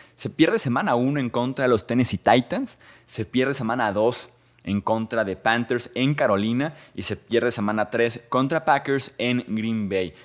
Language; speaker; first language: Spanish; native; Spanish